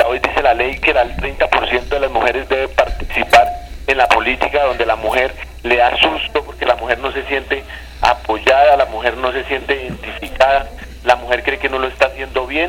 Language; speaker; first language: Spanish; native; Spanish